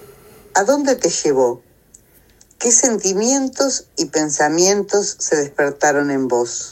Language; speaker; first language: Spanish; native; Spanish